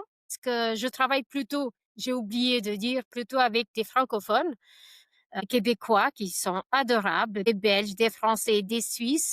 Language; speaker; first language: French; non-native, fluent; Albanian